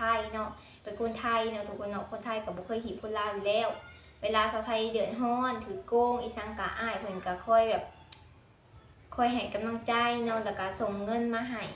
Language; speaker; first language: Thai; non-native, local second language; Lao